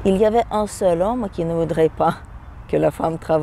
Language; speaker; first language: French; non-native, fluent; Russian